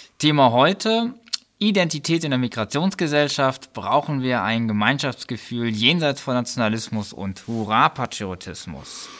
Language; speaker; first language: German; native; German